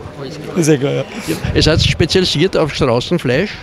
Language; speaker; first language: German; native; German